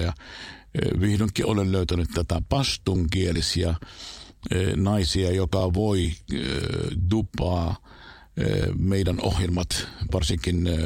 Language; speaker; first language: Finnish; non-native, fluent; Arabic